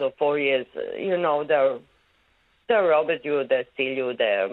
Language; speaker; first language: English; non-native, learner; Croatian